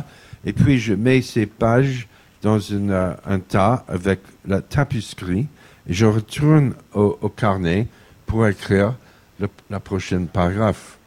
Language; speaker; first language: French; non-native, fluent; English